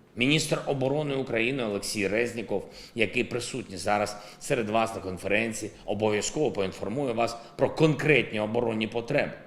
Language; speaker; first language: Ukrainian; non-native, local second language; Russian